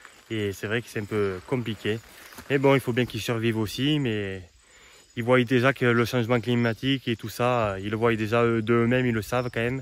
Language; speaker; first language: French; native; French